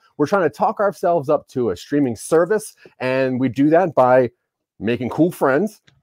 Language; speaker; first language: English; native; English